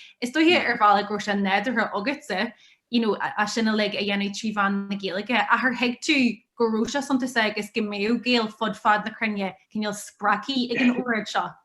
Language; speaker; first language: Irish; native; Irish